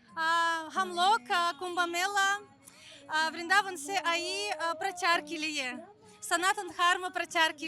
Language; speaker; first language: Hindi; non-native, learner; Russian